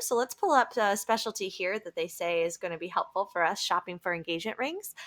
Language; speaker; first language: English; native; English